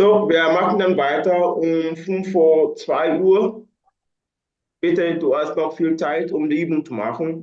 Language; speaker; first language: German; non-native, fluent; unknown